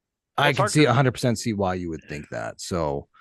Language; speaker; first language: English; native; English